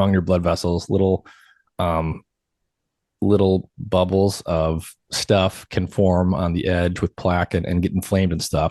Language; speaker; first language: English; native; English